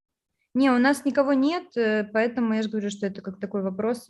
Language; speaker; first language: Russian; native; Russian